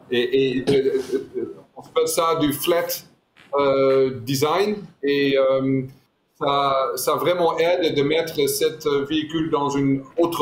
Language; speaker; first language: French; non-native, fluent; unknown